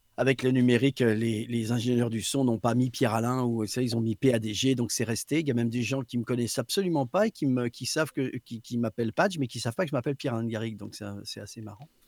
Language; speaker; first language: French; native; French